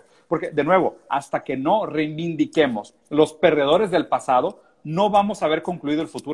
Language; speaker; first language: Spanish; native; Spanish